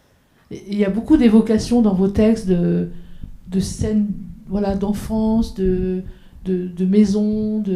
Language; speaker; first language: French; native; French